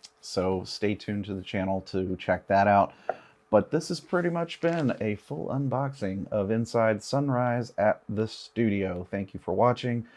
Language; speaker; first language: English; native; English